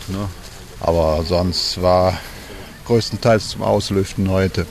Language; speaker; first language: German; native; German